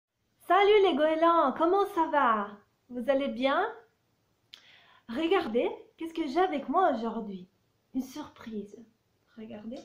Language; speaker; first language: French; non-native, fluent; Italian